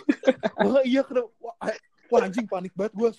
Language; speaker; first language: Indonesian; native; Indonesian